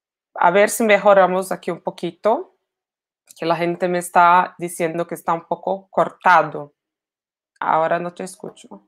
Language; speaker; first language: Spanish; non-native, fluent; Portuguese